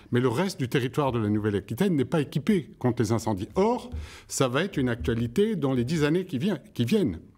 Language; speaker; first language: French; native; French